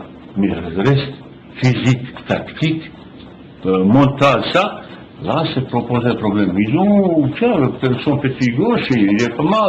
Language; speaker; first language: French; non-native, fluent; Bosnian